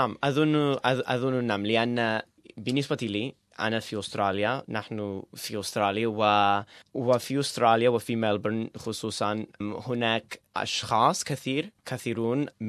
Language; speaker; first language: Arabic; non-native, learner; English